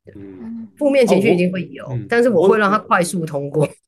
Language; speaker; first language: Chinese; native; Chinese